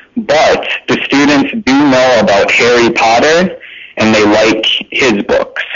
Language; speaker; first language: English; native; English